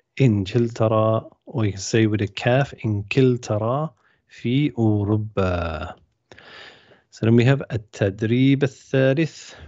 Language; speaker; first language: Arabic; non-native, fluent; English